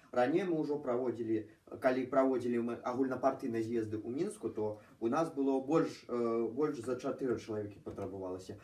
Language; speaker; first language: Belarusian; non-native, local second language; Russian